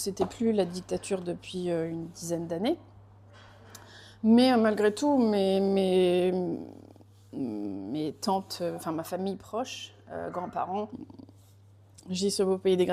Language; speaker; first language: French; native; French